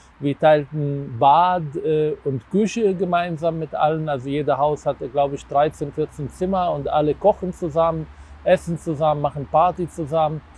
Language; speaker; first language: German; non-native, fluent; Arabic